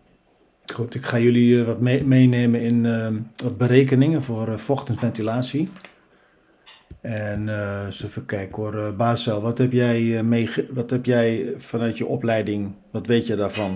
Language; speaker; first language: Dutch; native; Dutch